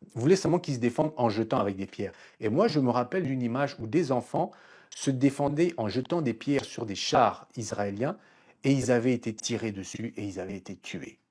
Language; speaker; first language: French; non-native, local second language; Lingala